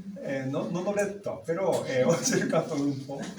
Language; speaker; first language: Italian; non-native, learner; Japanese